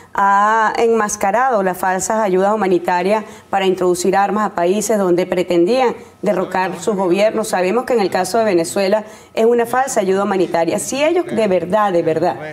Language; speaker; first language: Spanish; native; Spanish